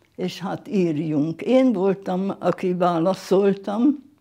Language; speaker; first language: Hungarian; non-native, local second language; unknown